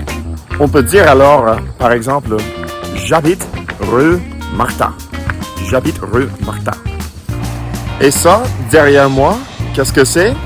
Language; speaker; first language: French; non-native, fluent; English